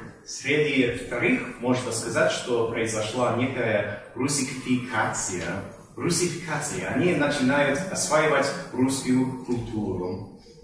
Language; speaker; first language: Russian; non-native, fluent; English